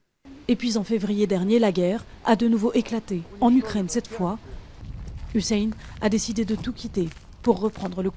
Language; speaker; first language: French; native; French